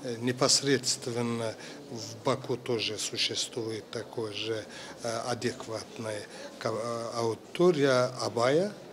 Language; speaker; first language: Russian; non-native, local second language; Azerbaijani